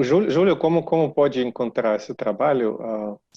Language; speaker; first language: Portuguese; non-native, fluent; Russian